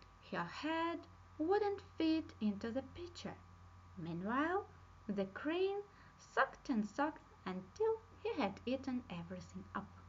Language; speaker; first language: English; non-native, fluent; Russian